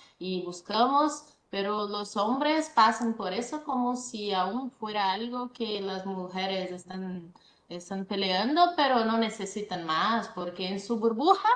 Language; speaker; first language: Spanish; non-native, fluent; Portuguese